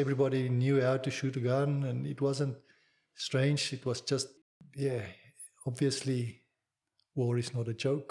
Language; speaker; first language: English; non-native, local second language; Afrikaans